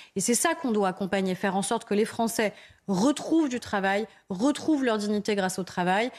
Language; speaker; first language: French; native; French